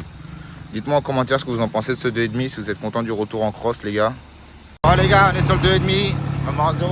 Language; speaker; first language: French; native; French